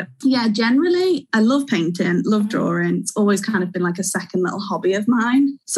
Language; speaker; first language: English; native; English